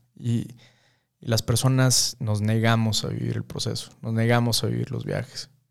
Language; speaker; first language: Spanish; native; Spanish